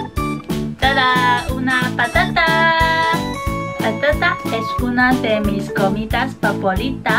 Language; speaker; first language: Spanish; non-native, fluent; Chinese